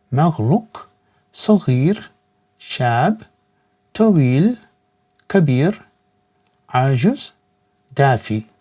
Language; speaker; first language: Arabic; non-native, fluent; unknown